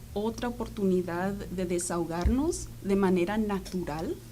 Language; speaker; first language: Spanish; early bilingual, other home language; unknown